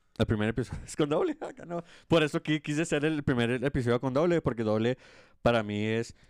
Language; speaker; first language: Spanish; early bilingual, heritage; Spanish